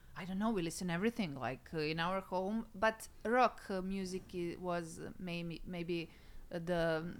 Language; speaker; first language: English; non-native, fluent; Serbian